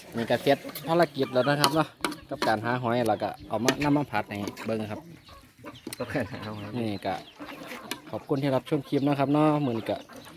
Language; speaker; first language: Thai; native; Thai